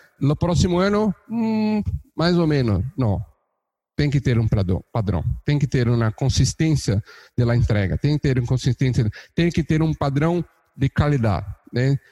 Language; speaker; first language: Portuguese; native; Portuguese